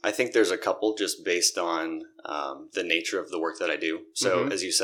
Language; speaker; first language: English; native; English